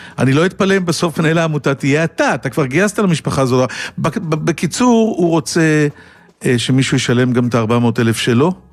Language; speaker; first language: Hebrew; native; Hebrew